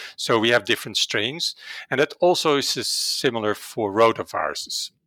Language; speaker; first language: English; non-native, fluent; Dutch